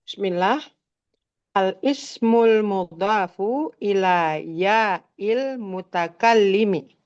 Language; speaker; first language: Arabic; non-native, learner; Indonesian